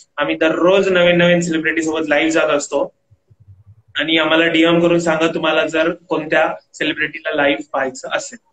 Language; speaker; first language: Marathi; non-native, local second language; Punjabi